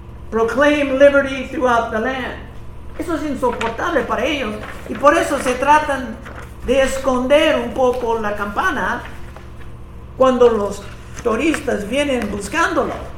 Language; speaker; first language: Spanish; non-native, fluent; English